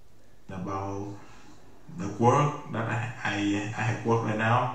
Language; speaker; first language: English; non-native, learner; Vietnamese